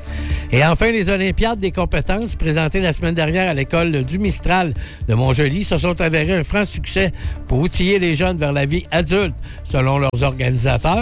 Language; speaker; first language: French; native; French